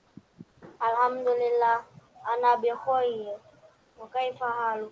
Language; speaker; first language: Arabic; non-native, learner; Indonesian